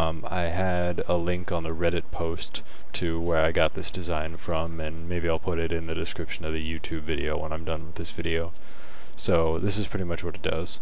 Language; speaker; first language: English; native; English